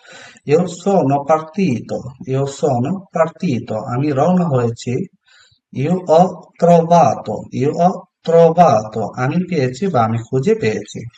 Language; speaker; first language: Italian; non-native, fluent; Bangla